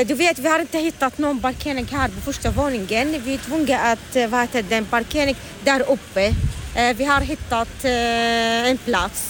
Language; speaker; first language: Swedish; non-native, learner; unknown